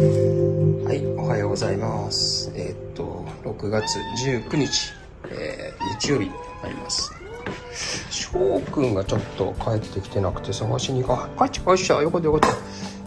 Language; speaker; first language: Japanese; native; Japanese